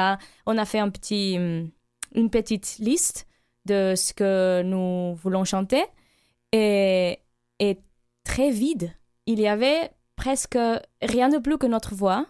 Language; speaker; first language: French; non-native, fluent; Catalan